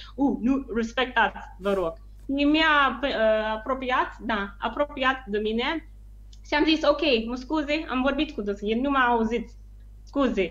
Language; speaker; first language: Romanian; non-native, learner; English